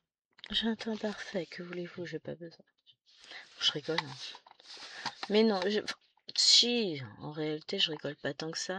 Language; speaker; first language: French; native; French